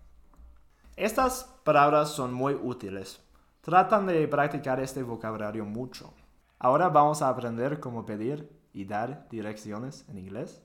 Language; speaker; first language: Spanish; non-native, fluent; English